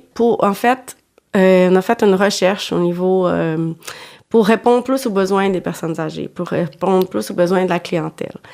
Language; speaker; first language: French; non-native, fluent; Portuguese